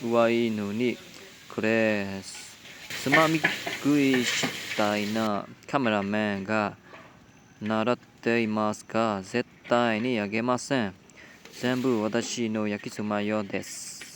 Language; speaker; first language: Japanese; non-native, learner; Vietnamese